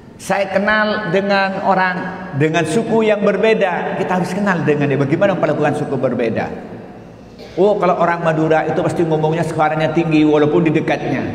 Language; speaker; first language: Indonesian; non-native, local second language; Madurese